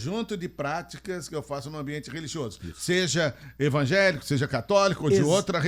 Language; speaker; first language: Portuguese; native; Portuguese